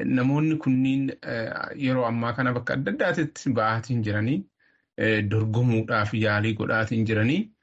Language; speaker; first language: Oromo; native; Oromo